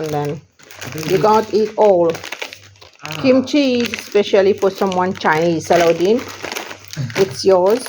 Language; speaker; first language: English; non-native, local second language; Morisyen